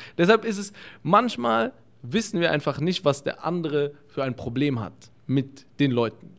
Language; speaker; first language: German; early bilingual, other home language; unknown